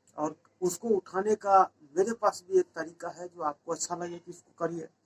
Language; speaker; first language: Hindi; native; Hindi